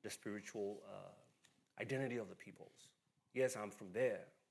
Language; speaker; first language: English; non-native, local second language; Bini